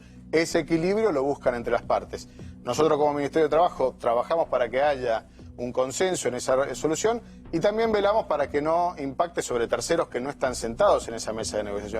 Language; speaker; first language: Spanish; native; Spanish